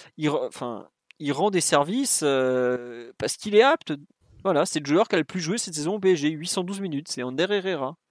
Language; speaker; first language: French; native; French